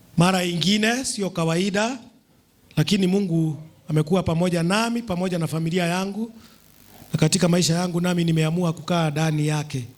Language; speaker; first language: Swahili; non-native, local second language; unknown